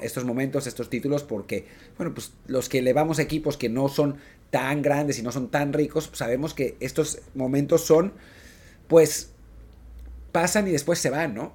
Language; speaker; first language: Spanish; native; Spanish